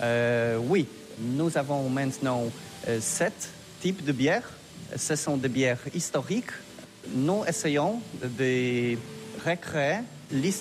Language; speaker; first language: French; non-native, learner; Polish